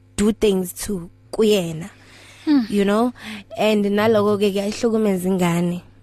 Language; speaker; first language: Zulu; native; Zulu